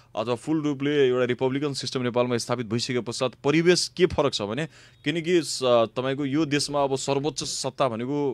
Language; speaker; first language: Nepali; non-native, local second language; Maithili